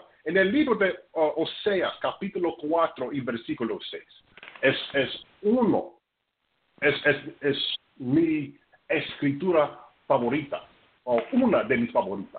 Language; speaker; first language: Spanish; non-native, fluent; English